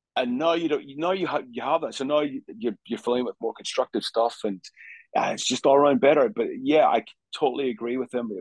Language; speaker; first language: English; native; English